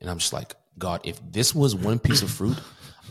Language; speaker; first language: English; native; English